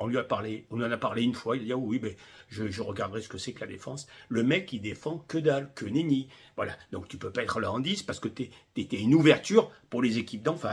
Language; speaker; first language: French; native; French